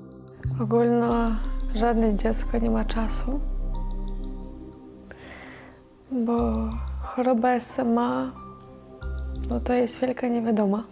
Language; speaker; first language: Polish; non-native, learner; Ukrainian